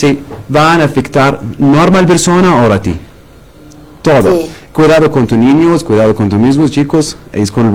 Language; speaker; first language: Spanish; non-native, learner; Arabic